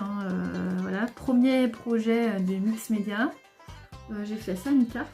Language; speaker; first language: French; native; French